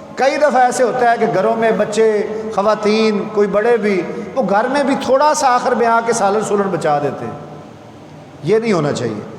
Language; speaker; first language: Urdu; non-native, local second language; Punjabi